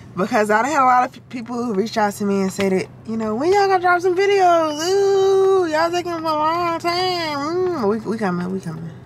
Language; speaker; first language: English; native; English